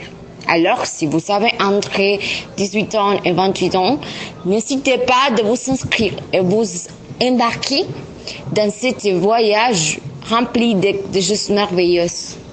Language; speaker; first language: French; non-native, learner; Spanish